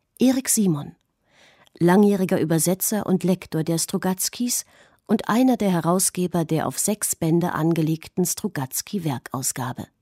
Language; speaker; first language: German; native; German